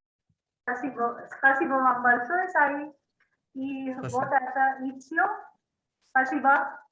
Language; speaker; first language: Russian; non-native, fluent; Marathi